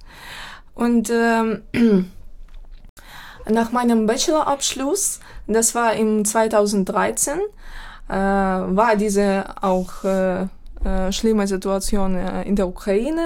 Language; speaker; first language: German; non-native, fluent; Ukrainian